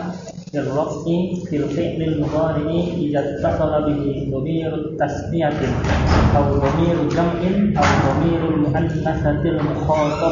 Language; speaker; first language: Arabic; non-native, learner; Indonesian